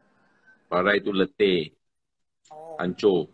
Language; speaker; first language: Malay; non-native, local second language; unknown